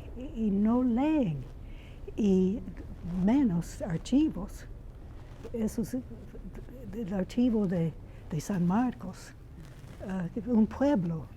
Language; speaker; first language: Spanish; non-native, fluent; English